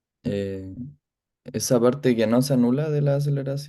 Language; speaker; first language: Spanish; native; Spanish